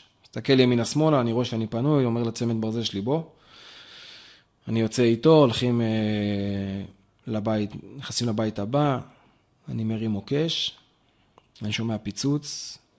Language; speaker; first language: Hebrew; native; Hebrew